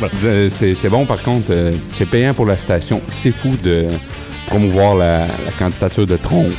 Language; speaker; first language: French; native; French